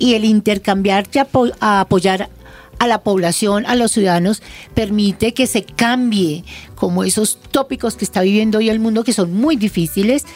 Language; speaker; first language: Spanish; native; Spanish